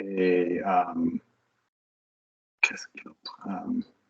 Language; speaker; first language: French; non-native, learner; English